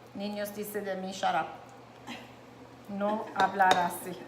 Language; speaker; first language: Spanish; non-native, learner; English